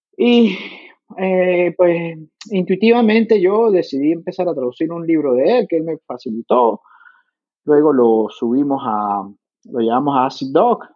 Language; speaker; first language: Spanish; native; Spanish